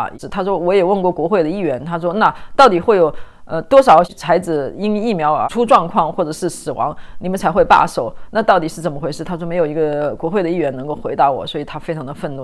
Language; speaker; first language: Chinese; native; Chinese